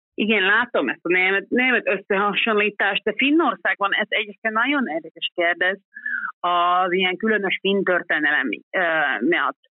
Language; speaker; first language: Hungarian; non-native, fluent; Finnish